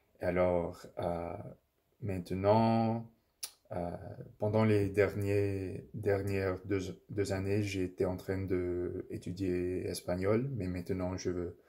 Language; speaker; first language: French; non-native, local second language; English